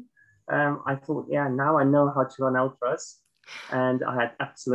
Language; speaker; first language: English; non-native, fluent; German